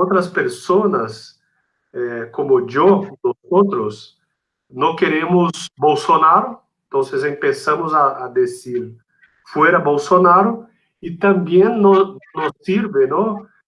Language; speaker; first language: Spanish; non-native, fluent; Portuguese